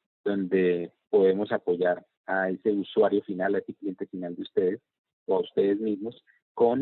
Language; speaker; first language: Spanish; native; Spanish